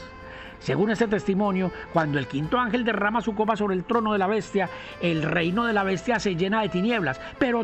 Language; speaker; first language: Spanish; native; Spanish